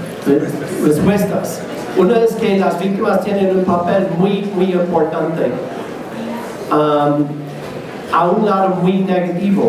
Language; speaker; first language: Spanish; non-native, learner; English